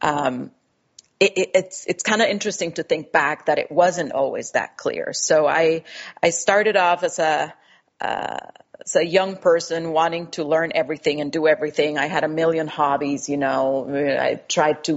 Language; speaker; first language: English; non-native, fluent; Spanish